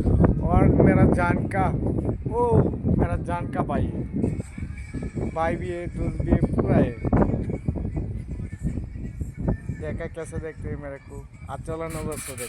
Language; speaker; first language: Hindi; non-native, learner; Bangla